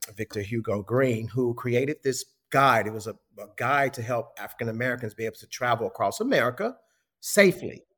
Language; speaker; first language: English; native; English